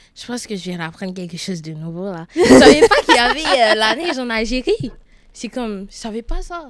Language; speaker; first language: French; non-native, local second language; Haitian Creole